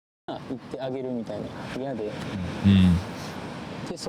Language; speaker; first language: Japanese; native; Japanese